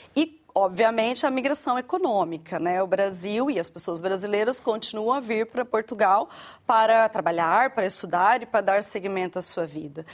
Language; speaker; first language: Portuguese; native; Portuguese